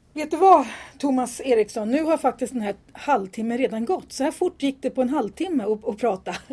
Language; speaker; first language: Swedish; native; Swedish